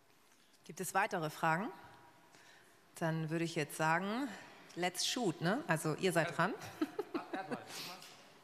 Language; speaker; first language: German; native; German